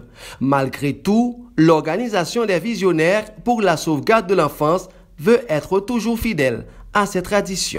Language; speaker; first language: French; non-native, local second language; Haitian Creole